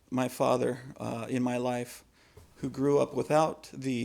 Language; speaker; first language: English; native; English